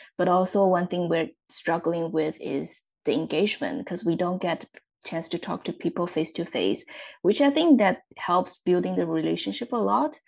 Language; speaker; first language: English; non-native, fluent; Chinese